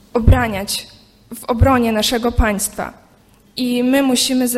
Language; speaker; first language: Polish; non-native, fluent; Ukrainian